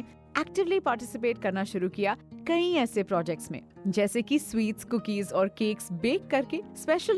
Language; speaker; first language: Hindi; native; Hindi